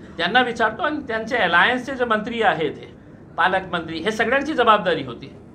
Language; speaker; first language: Marathi; non-native, local second language; Urdu